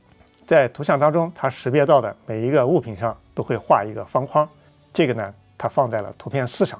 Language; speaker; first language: Chinese; native; Chinese